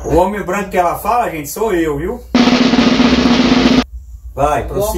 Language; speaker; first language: Portuguese; native; Portuguese